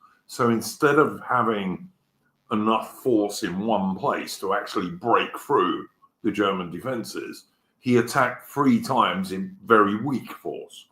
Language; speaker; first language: English; native; English